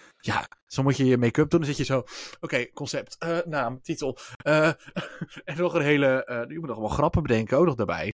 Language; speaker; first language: Dutch; native; Dutch